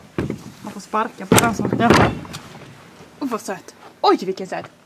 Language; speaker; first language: Swedish; native; Swedish